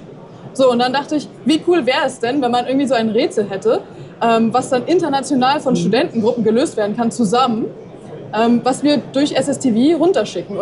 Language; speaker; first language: German; native; German